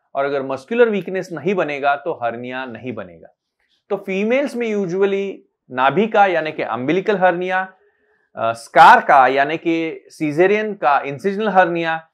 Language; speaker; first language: Hindi; non-native, local second language; Marathi